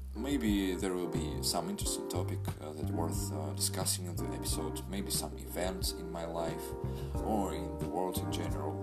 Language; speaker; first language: English; non-native, fluent; Russian